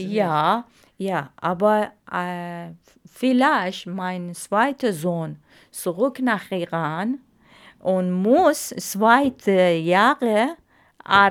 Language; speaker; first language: German; non-native, learner; Arabic